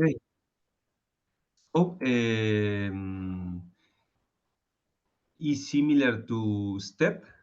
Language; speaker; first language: English; non-native, learner; Spanish